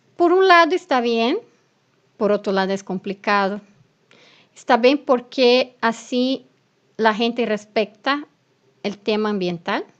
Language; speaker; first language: Spanish; non-native, fluent; Portuguese